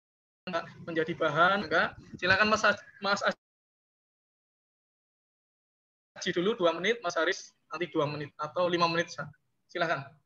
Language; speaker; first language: Indonesian; native; Indonesian